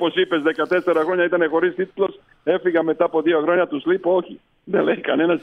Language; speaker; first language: Greek; non-native, fluent; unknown